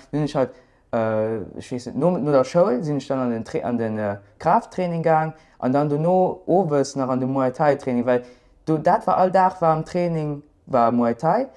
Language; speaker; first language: Luxembourgish; native; Luxembourgish